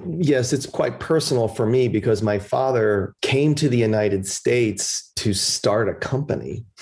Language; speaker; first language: English; early bilingual, other home language; German